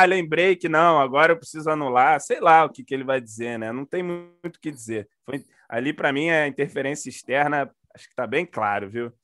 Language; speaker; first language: Portuguese; native; Portuguese